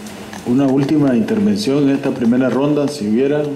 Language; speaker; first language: Spanish; native; Spanish